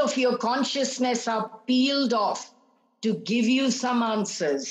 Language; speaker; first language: English; non-native, local second language; Punjabi